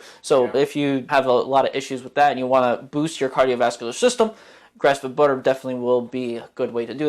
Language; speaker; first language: English; native; English